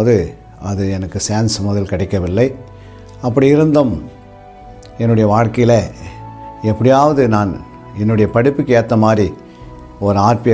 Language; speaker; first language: Tamil; native; Tamil